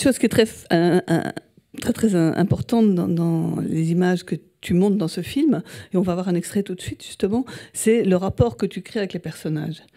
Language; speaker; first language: French; native; French